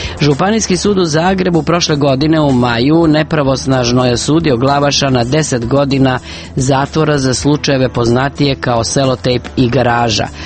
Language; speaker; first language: Serbian; native; Serbian